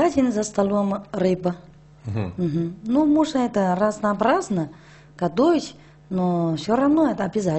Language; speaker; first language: Russian; non-native, learner; Chinese